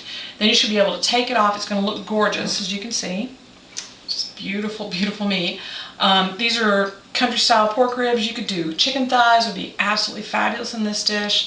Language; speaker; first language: English; native; English